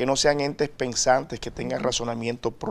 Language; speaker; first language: Spanish; native; Spanish